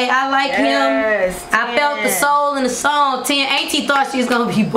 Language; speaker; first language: English; native; English